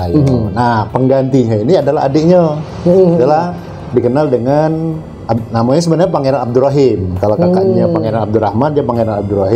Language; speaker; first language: Indonesian; native; Indonesian